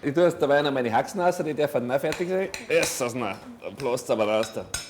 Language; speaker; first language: German; native; German